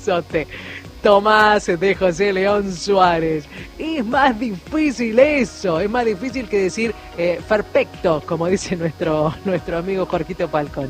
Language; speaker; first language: Spanish; native; Spanish